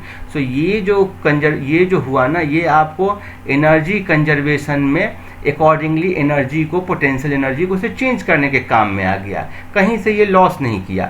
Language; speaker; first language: Hindi; native; Hindi